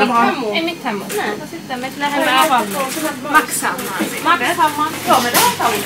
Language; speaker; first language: Finnish; non-native, learner; Swedish